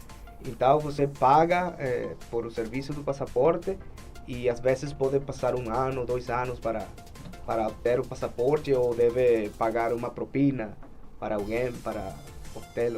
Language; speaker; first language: Portuguese; non-native, fluent; Spanish